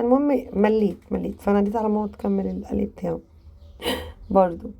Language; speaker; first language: Arabic; native; Arabic